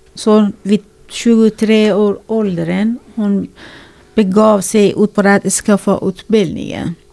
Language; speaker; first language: Swedish; non-native, learner; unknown